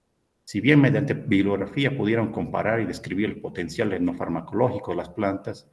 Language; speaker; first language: Spanish; native; Spanish